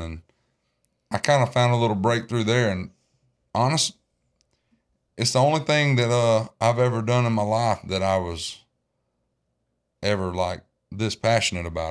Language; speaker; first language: English; native; English